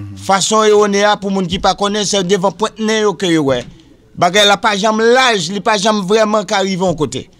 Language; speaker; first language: French; non-native, local second language; Haitian Creole